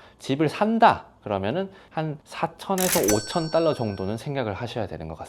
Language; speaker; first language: Korean; non-native, local second language; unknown